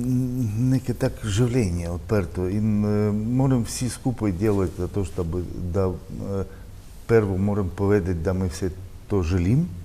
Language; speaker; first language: Slovenian; non-native, learner; Russian